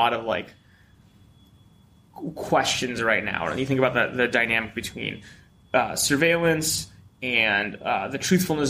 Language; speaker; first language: English; native; English